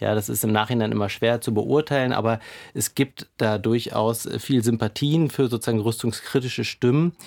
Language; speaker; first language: German; native; German